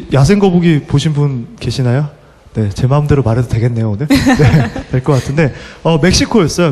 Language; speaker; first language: Korean; native; Korean